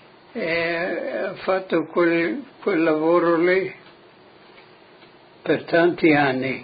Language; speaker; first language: Italian; non-native, local second language; Friulian